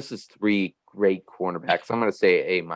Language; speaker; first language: English; native; English